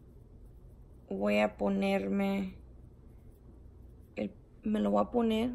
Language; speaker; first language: Spanish; early bilingual, heritage; Spanish